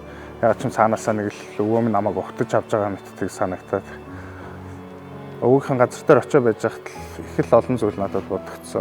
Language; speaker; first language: Mongolian; native; Mongolian